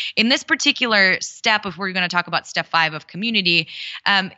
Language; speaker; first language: English; early bilingual, other home language; Russian